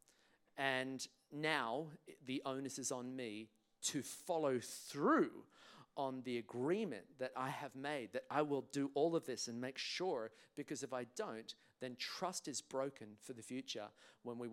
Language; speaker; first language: English; native; English